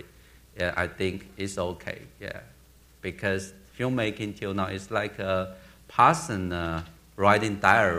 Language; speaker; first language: English; non-native, learner; Chinese